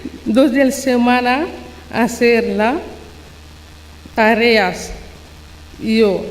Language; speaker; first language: Spanish; non-native, learner; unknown